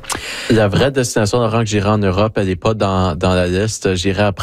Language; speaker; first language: French; native; French